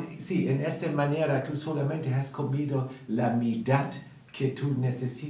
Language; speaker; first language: Spanish; non-native, learner; German